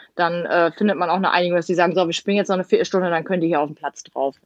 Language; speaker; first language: German; native; German